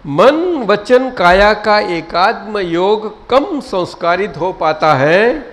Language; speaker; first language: Hindi; non-native, local second language; Gujarati